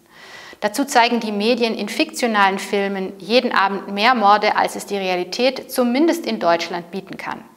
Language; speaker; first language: German; native; German